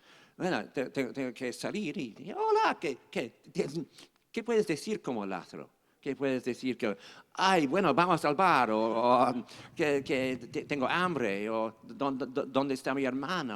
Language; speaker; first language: Spanish; non-native, fluent; English